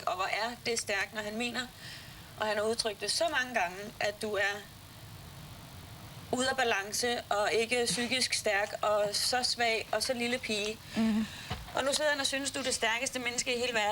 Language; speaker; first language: Danish; native; Danish